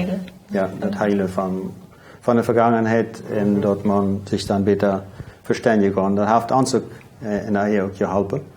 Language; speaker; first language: German; non-native, local second language; Plautdietsch